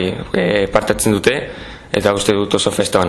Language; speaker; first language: Basque; non-native, local second language; Spanish